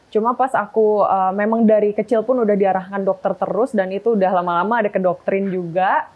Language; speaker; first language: Indonesian; native; Indonesian